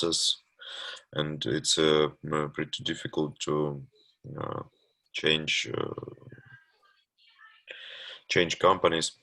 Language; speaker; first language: English; non-native, learner; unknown